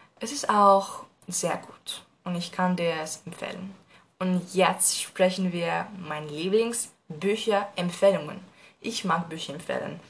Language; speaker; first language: German; non-native, learner; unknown